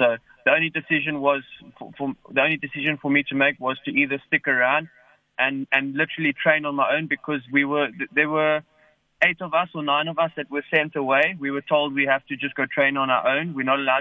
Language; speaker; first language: English; native; English